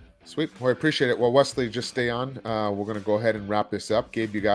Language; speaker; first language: English; native; English